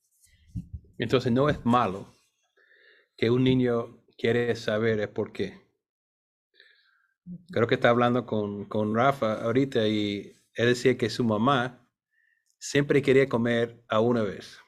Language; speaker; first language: Spanish; non-native, fluent; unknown